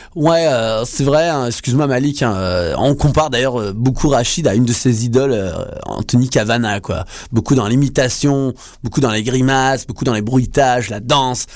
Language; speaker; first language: French; native; French